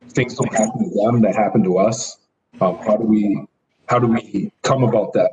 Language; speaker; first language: English; native; English